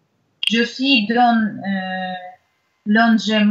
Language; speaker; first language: French; non-native, learner; Russian